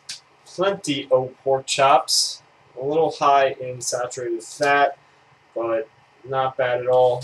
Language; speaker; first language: English; native; English